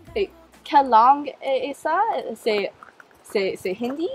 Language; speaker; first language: French; non-native, learner; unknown